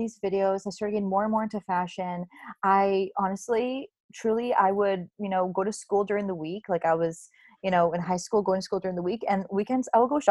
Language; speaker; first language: English; native; English